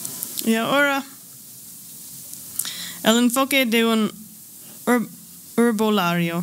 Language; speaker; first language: Spanish; non-native, learner; English